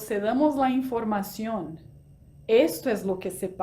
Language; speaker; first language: Spanish; non-native, fluent; Portuguese